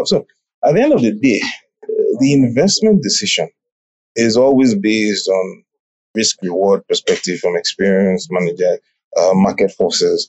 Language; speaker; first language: English; non-native, local second language; Yoruba